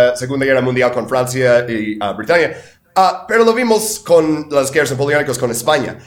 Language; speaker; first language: Spanish; non-native, fluent; English